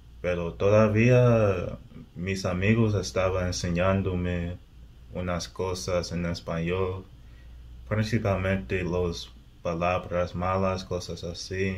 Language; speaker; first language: Spanish; non-native, learner; English